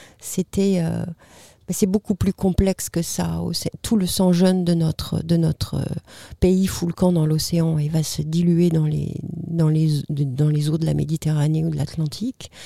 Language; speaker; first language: French; native; French